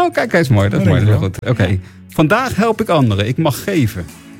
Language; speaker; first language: Dutch; native; Dutch